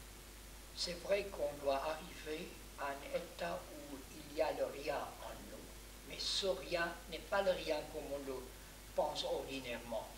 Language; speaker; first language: French; non-native, fluent; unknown